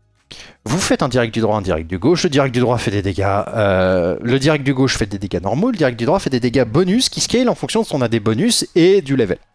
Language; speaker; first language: French; native; French